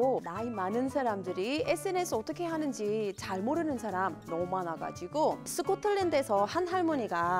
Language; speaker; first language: Korean; non-native, fluent; English